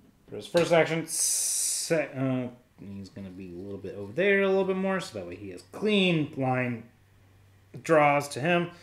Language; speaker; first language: English; native; English